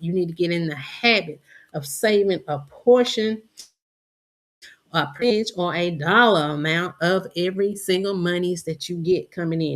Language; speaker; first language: English; native; English